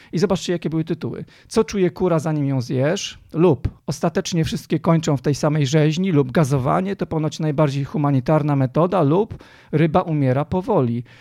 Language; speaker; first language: Polish; native; Polish